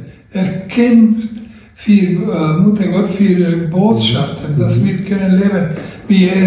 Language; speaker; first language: German; non-native, learner; Croatian